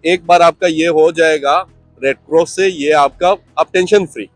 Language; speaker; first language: Hindi; non-native, local second language; Bangla